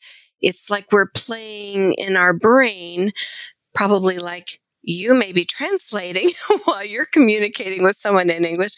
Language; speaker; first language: English; native; English